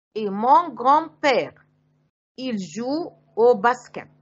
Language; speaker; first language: French; non-native, fluent; Arabic